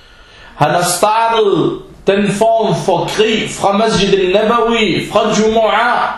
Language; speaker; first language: Danish; non-native, fluent; Arabic